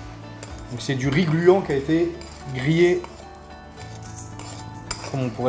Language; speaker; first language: French; native; French